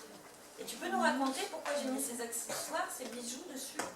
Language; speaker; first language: French; native; French